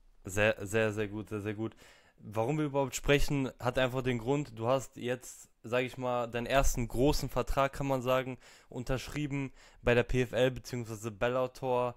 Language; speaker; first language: German; native; German